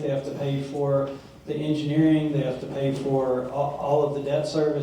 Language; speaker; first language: English; native; English